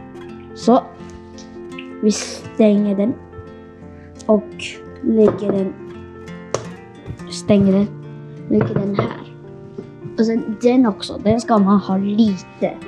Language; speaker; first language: Swedish; non-native, fluent; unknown